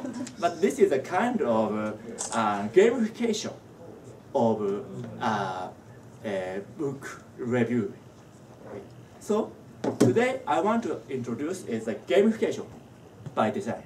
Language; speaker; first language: English; non-native, learner; Japanese